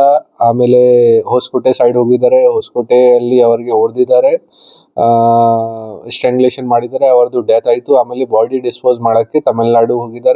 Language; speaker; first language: Kannada; non-native, local second language; Hindi